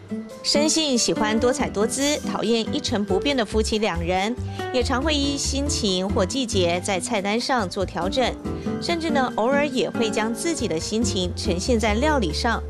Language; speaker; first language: Chinese; native; Chinese